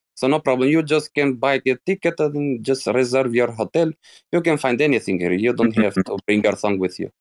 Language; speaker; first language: English; non-native, fluent; Arabic